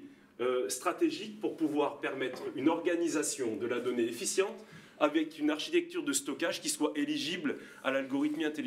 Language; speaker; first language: French; native; French